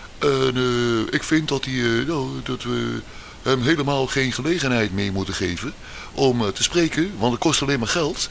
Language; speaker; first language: Dutch; native; Dutch